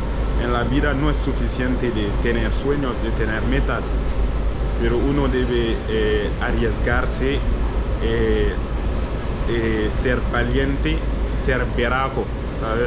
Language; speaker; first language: Spanish; non-native, learner; French